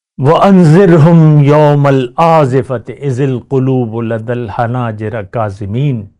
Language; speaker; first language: Urdu; non-native, local second language; Pashto